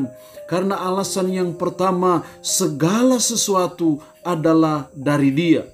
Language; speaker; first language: Indonesian; native; Indonesian